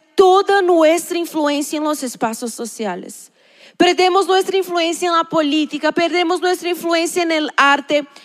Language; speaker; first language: Spanish; non-native, learner; Portuguese